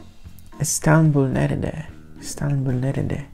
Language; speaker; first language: Turkish; non-native, learner; Portuguese